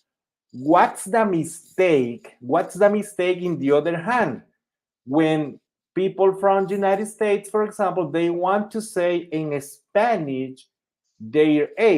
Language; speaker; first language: English; non-native, fluent; Spanish